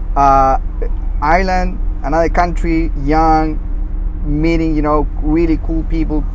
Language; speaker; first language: English; non-native, fluent; Spanish